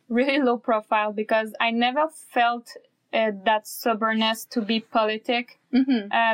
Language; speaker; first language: English; non-native, fluent; French